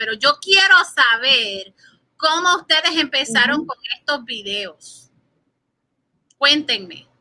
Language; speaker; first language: Spanish; early bilingual, heritage; Spanish